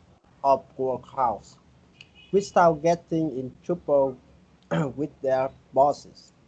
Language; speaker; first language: English; non-native, learner; Vietnamese